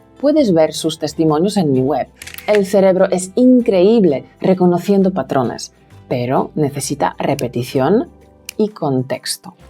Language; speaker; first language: Spanish; non-native, fluent; Polish